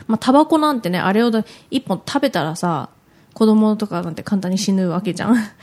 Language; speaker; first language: Japanese; early bilingual, heritage; Japanese